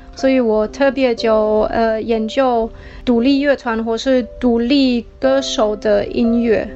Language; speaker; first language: Chinese; non-native, fluent; German